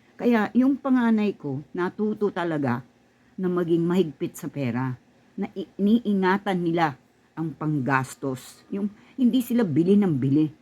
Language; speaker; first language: Filipino; native; Filipino